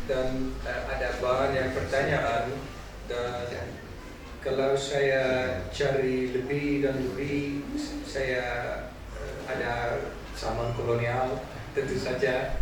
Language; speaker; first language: Indonesian; non-native, learner; Dutch